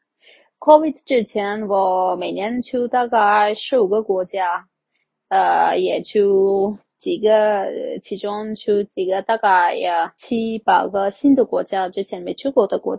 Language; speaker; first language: Chinese; non-native, fluent; Armenian